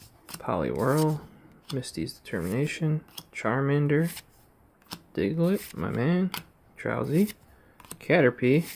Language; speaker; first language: English; native; English